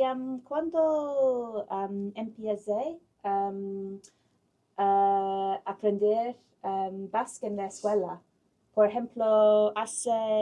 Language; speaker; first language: Spanish; non-native, learner; English